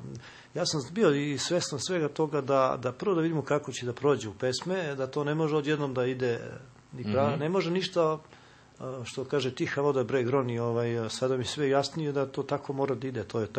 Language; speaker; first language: Serbian; native; Serbian